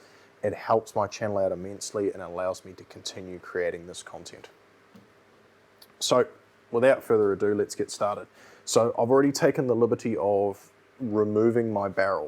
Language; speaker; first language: English; native; English